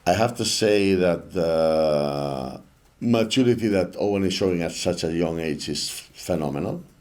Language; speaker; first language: English; non-native, fluent; Spanish